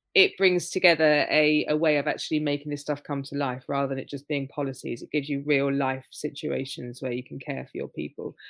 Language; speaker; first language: English; native; English